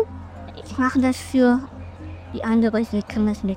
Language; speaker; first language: German; non-native, learner; English